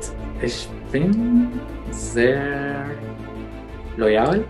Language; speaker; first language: German; non-native, fluent; Arabic